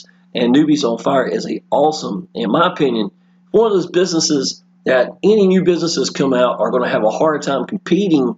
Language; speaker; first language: English; native; English